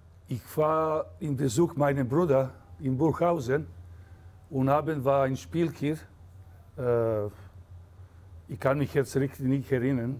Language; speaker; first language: German; non-native, fluent; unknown